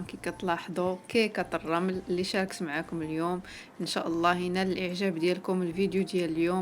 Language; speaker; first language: Arabic; native; Arabic